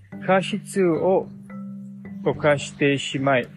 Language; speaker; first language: Japanese; non-native, learner; English